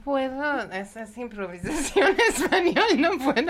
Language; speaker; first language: Spanish; non-native, learner; Persian